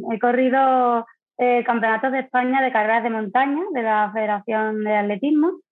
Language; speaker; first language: Spanish; native; Spanish